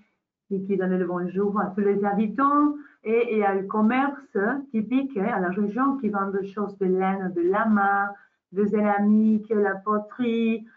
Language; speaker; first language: French; non-native, learner; Spanish